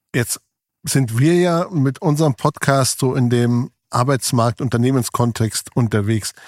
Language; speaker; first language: German; native; German